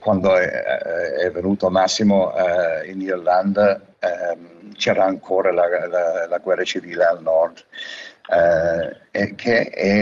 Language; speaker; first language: Italian; non-native, fluent; English